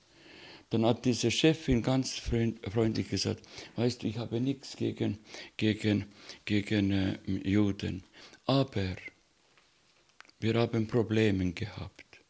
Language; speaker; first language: German; non-native, learner; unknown